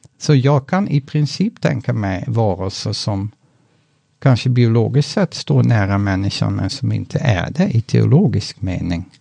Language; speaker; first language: Swedish; non-native, fluent; Dutch